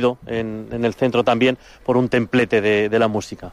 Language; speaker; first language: Spanish; native; Spanish